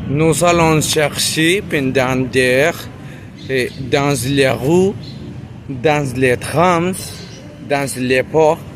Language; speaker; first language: French; non-native, learner; Spanish